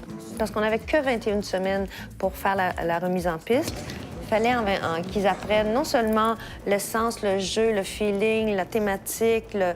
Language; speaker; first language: French; native; French